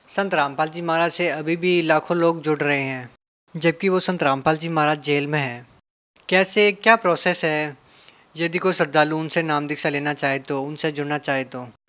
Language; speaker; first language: Hindi; native; Hindi